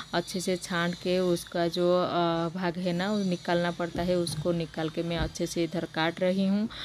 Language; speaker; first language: Hindi; non-native, local second language; Odia